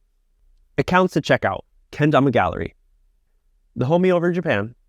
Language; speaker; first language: English; native; English